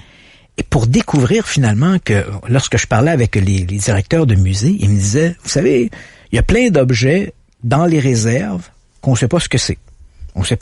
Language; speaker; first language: French; native; French